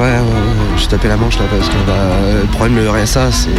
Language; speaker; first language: French; native; French